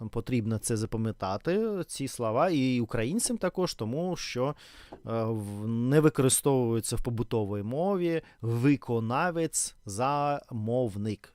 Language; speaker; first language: Ukrainian; non-native, learner; Russian